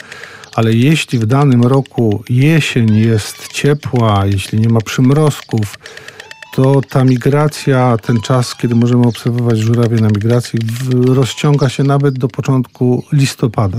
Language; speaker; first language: Polish; native; Polish